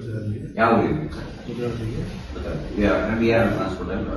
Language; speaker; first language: Kannada; native; Kannada